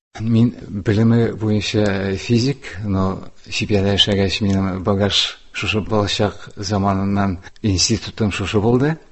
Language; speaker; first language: Tatar; non-native, local second language; Udmurt